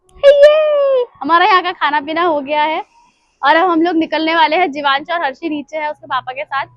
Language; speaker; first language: Hindi; non-native, local second language; Bangla